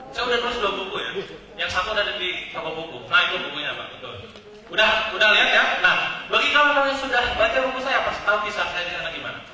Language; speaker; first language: Indonesian; native; Indonesian